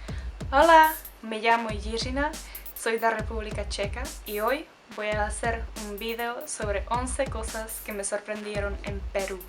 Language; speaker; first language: Spanish; non-native, fluent; Czech